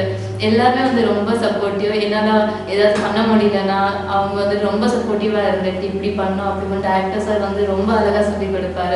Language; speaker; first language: Tamil; non-native, local second language; Telugu